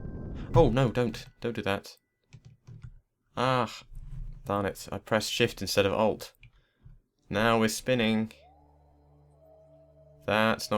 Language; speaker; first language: English; native; English